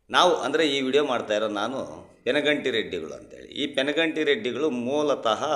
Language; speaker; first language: Kannada; non-native, local second language; Telugu